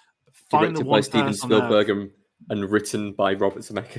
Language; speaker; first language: English; native; English